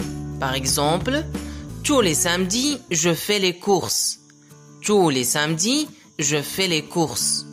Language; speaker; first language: French; non-native, local second language; Arabic